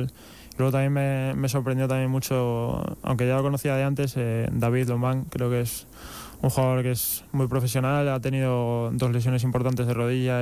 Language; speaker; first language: Spanish; native; Spanish